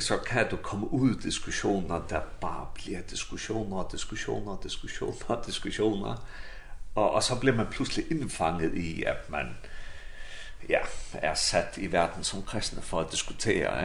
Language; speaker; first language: Danish; non-native, local second language; Faroese